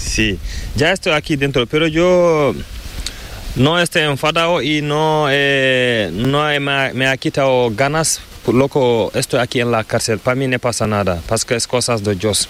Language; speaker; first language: Spanish; non-native, learner; Fula